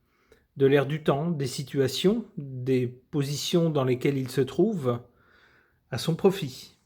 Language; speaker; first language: French; native; French